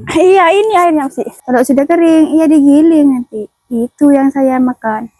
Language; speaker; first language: Indonesian; non-native, local second language; Madurese